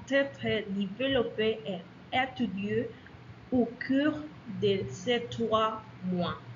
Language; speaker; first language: French; non-native, learner; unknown